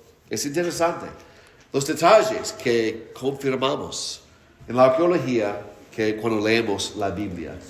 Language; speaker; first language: Spanish; non-native, fluent; English